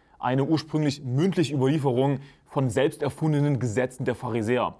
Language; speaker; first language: German; native; German